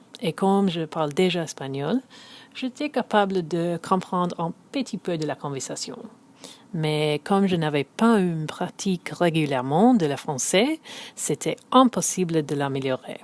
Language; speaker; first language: French; non-native, learner; English